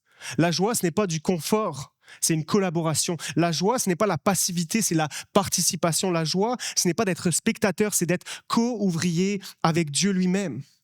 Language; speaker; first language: French; native; French